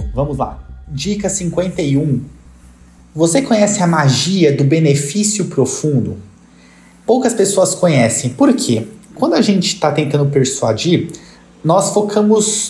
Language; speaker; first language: Portuguese; native; Portuguese